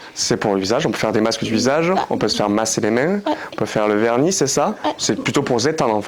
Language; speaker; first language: French; native; French